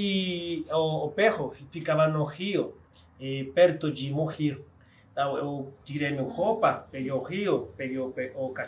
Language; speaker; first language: Portuguese; non-native, fluent; Spanish